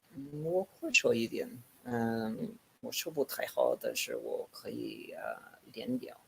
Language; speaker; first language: Chinese; non-native, learner; English